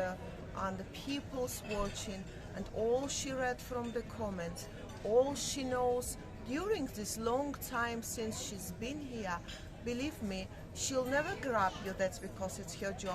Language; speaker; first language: English; non-native, fluent; Russian